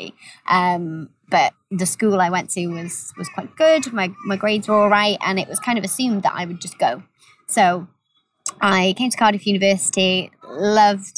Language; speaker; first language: English; native; English